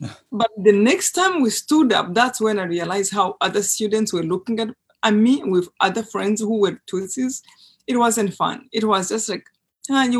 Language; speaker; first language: English; non-native, local second language; Kinyarwanda